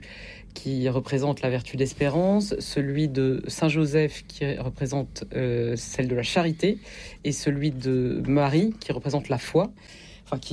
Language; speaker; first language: French; native; French